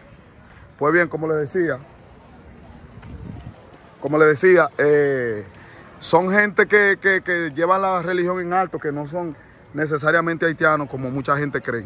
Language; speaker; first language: Spanish; native; Spanish